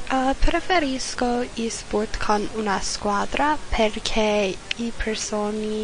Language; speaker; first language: Italian; non-native, learner; English